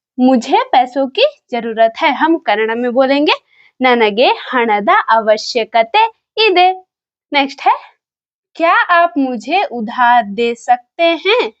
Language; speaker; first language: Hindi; non-native, local second language; Kannada